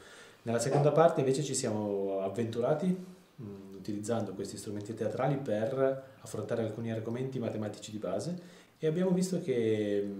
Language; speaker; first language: Italian; native; Italian